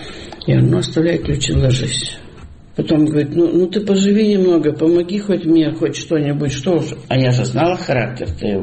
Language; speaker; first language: Russian; native; Russian